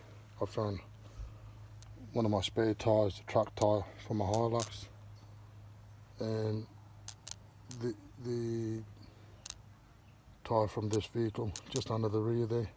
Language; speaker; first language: English; native; English